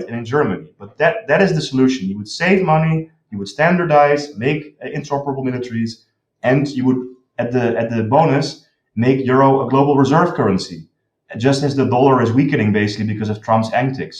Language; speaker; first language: English; non-native, fluent; Dutch